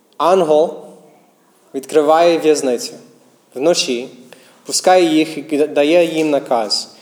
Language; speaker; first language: Ukrainian; non-native, fluent; English